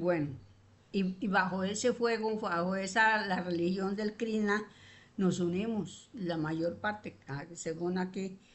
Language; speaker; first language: Spanish; native; Spanish